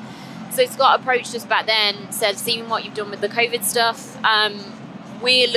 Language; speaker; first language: English; native; English